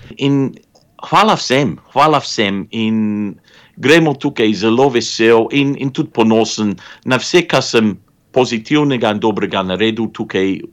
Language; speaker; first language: Slovenian; early bilingual, heritage; Slovenian